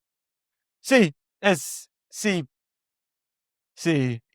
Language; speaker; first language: Spanish; non-native, learner; English